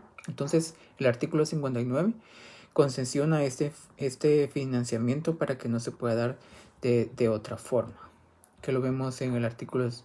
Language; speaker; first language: Spanish; native; Spanish